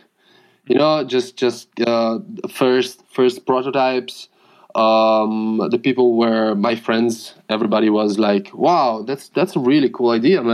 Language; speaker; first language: English; non-native, fluent; Italian